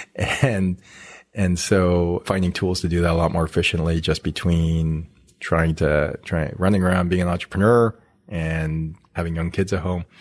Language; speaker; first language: English; native; English